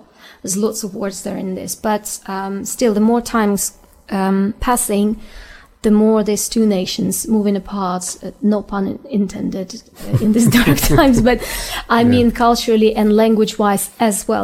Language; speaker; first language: English; non-native, fluent; Ukrainian